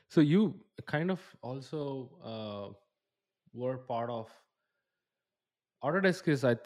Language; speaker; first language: English; non-native, local second language; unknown